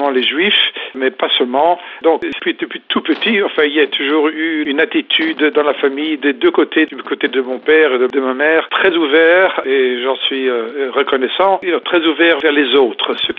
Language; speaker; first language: French; native; French